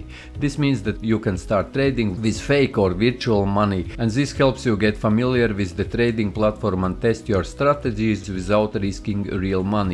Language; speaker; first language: English; non-native, fluent; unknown